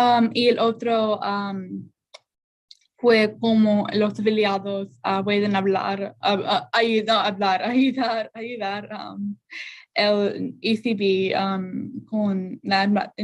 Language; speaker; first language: Spanish; non-native, learner; English